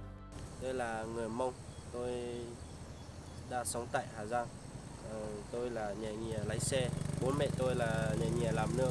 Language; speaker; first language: Vietnamese; non-native, local second language; Hmong